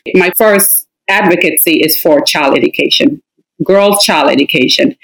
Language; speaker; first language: English; non-native, fluent; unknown